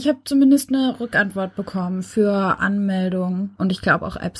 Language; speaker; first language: German; native; German